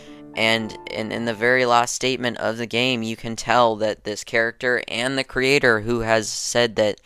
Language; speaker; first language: English; native; English